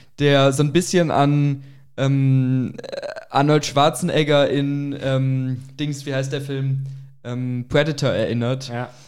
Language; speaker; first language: German; native; German